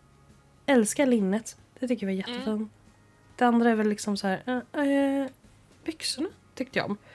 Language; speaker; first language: Swedish; native; Swedish